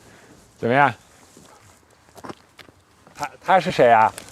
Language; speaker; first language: Chinese; non-native, fluent; Dutch